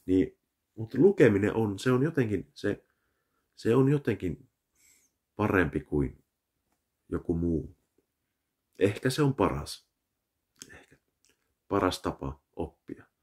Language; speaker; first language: Finnish; early bilingual, heritage; Finnish